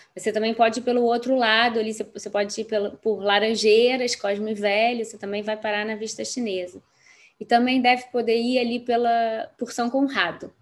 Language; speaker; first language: Portuguese; native; Portuguese